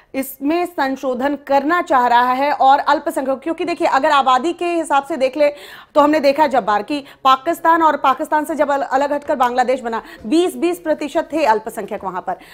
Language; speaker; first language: Hindi; native; Hindi